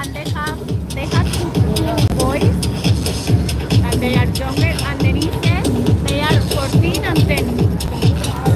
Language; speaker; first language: English; non-native, fluent; Spanish